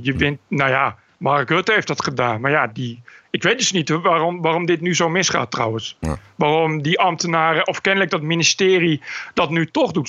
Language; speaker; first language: Dutch; native; Dutch